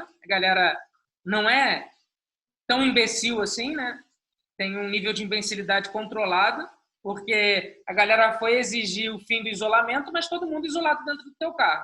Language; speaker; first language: Portuguese; native; Portuguese